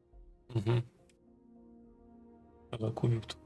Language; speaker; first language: Russian; native; Russian